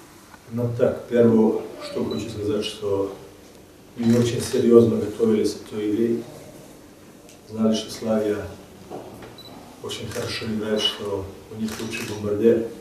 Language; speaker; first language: Russian; non-native, learner; Serbian